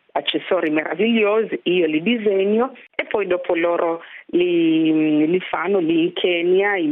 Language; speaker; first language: Italian; non-native, fluent; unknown